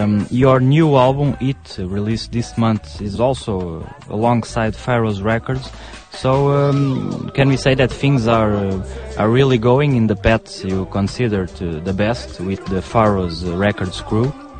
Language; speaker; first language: English; non-native, fluent; Portuguese